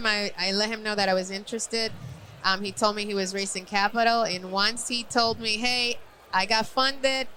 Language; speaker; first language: English; non-native, fluent; Spanish